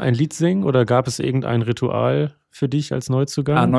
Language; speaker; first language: German; native; German